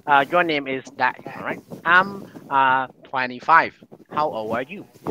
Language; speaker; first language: English; non-native, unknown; Vietnamese